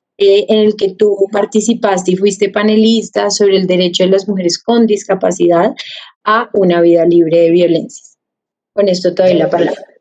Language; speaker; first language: Spanish; native; Spanish